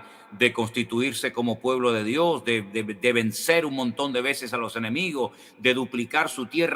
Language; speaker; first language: Spanish; native; Spanish